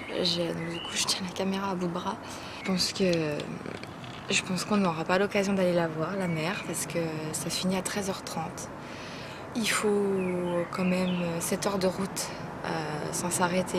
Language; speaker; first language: French; native; French